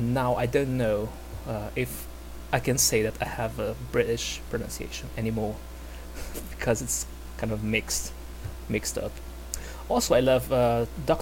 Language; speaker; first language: English; non-native, fluent; Portuguese